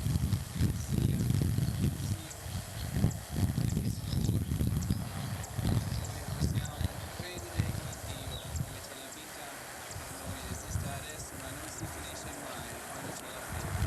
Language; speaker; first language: Italian; non-native, learner; English